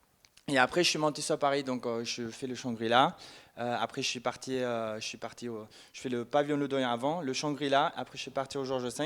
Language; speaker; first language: French; non-native, fluent; German